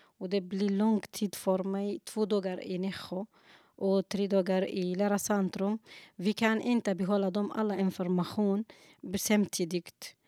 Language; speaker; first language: Swedish; non-native, learner; Kurdish